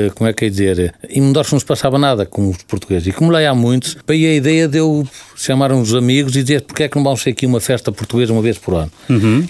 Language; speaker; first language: Portuguese; early bilingual, heritage; Portuguese